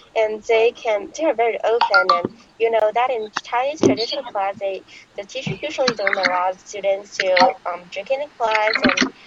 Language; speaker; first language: English; non-native, fluent; Chinese